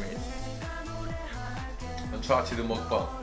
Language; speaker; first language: English; non-native, learner; Korean